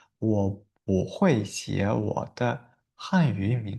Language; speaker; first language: Chinese; non-native, fluent; Uzbek